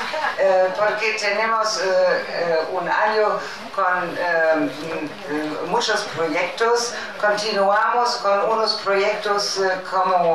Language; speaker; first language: Spanish; non-native, learner; German